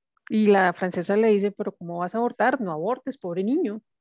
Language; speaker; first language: Spanish; native; Spanish